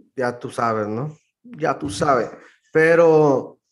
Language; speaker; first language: Spanish; native; Spanish